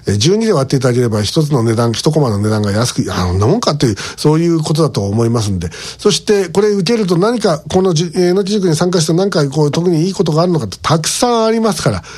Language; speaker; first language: Japanese; native; Japanese